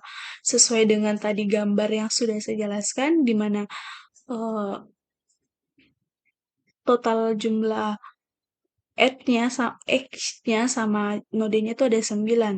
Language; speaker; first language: Indonesian; native; Indonesian